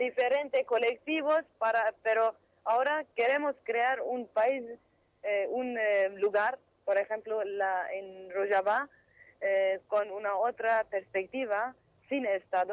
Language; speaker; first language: Spanish; non-native, learner; Kurdish